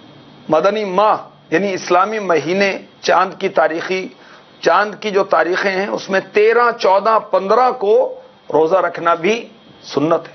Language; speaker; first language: Urdu; native; Urdu